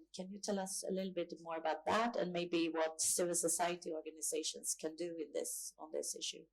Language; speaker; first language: English; non-native, fluent; Swedish